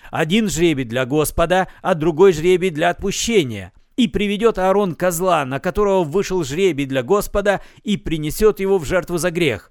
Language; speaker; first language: Russian; native; Russian